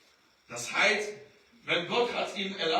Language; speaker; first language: German; non-native, learner; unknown